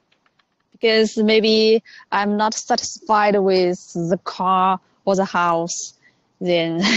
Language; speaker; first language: English; non-native, learner; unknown